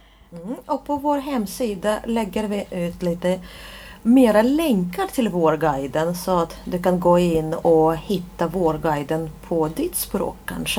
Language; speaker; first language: Swedish; non-native, fluent; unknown